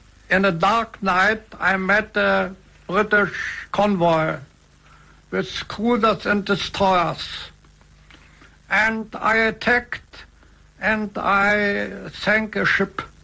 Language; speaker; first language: English; non-native, fluent; German